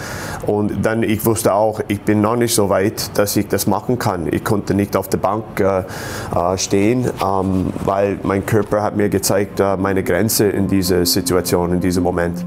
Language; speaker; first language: German; non-native, fluent; English